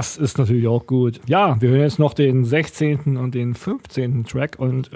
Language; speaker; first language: German; native; German